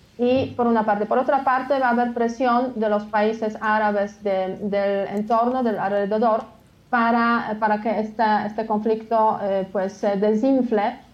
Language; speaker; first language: Spanish; non-native, fluent; Polish